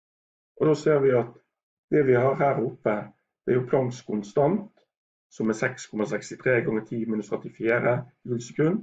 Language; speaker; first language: Norwegian; native; Norwegian